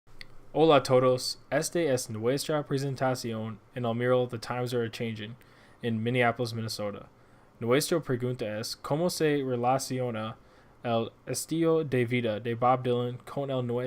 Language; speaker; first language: Spanish; non-native, learner; English